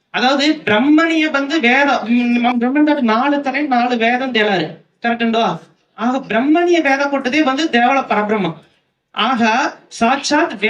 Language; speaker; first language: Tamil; non-native, local second language; Kannada